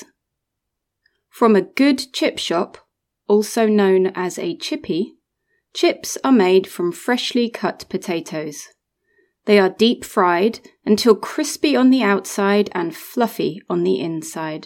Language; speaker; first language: English; native; English